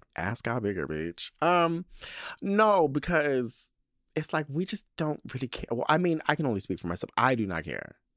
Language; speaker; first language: English; native; English